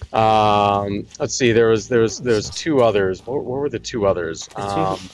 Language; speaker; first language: English; native; English